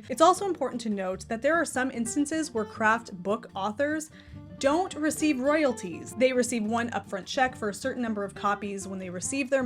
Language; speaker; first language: English; native; English